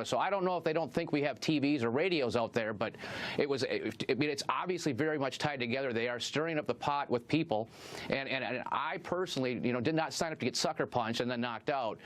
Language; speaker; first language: English; native; English